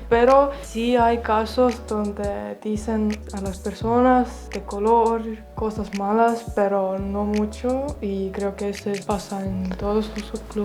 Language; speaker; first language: Spanish; non-native, fluent; Estonian